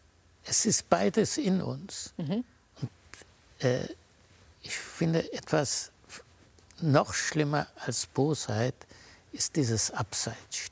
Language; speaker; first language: German; early bilingual, heritage; German